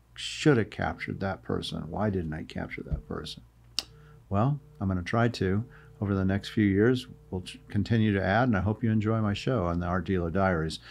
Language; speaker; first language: English; native; English